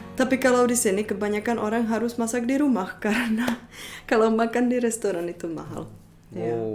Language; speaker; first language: Indonesian; non-native, fluent; Czech